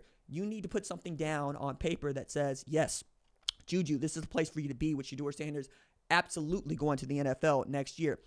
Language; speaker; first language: English; native; English